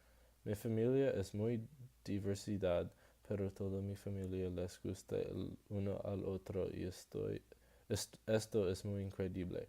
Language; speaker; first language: Spanish; non-native, learner; English